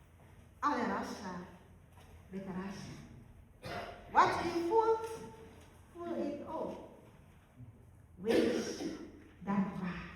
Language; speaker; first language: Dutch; early bilingual, other home language; Malay